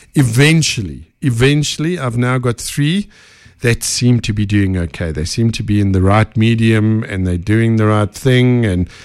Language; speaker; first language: English; native; English